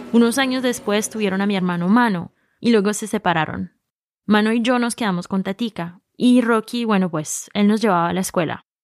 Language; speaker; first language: Spanish; early bilingual, heritage; Spanish